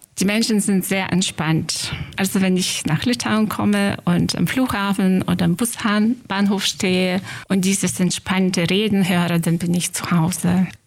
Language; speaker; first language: German; non-native, fluent; Lithuanian